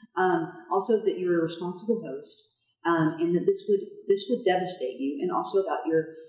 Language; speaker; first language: English; native; English